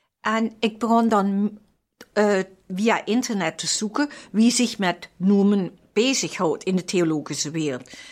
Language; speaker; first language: Dutch; non-native, fluent; German